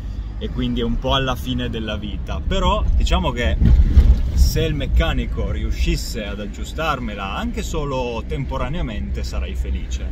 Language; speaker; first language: Italian; native; Italian